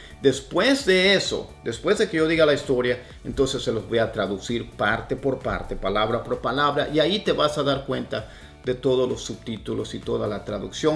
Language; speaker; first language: Spanish; native; Spanish